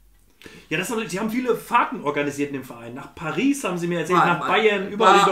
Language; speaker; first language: German; native; German